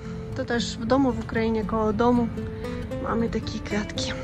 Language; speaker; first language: Polish; non-native, learner; Russian